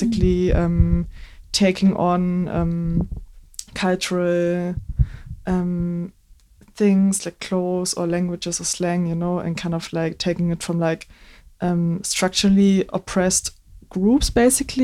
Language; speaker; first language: English; non-native, fluent; German